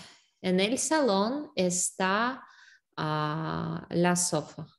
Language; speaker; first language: Spanish; non-native, learner; English